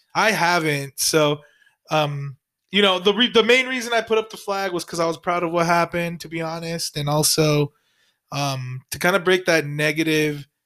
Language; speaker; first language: English; early bilingual, other home language; Spanish